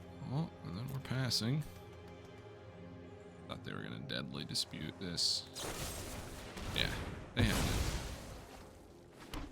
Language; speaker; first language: English; native; English